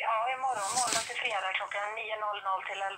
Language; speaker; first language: Swedish; native; Swedish